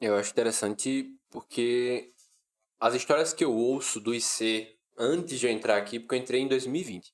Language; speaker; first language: Portuguese; native; Portuguese